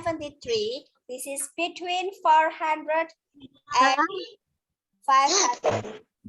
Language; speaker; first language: English; non-native, local second language; Indonesian